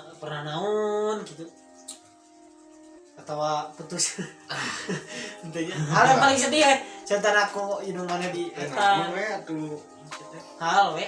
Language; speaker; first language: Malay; non-native, local second language; Sundanese